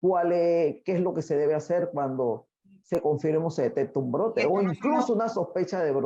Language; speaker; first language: Spanish; native; Spanish